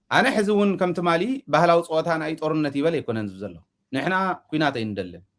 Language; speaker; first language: Tigrinya; native; Tigrinya